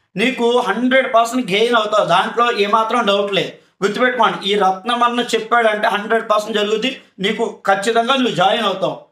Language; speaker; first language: Telugu; native; Telugu